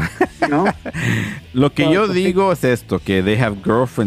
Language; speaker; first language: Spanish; early bilingual, heritage; Spanish